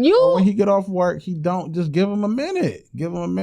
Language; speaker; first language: English; native; English